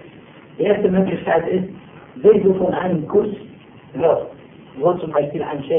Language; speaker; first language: German; non-native, fluent; Arabic